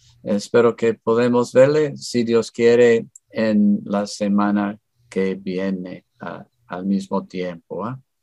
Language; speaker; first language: Spanish; non-native, fluent; English